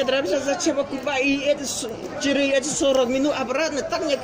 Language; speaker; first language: Russian; non-native, learner; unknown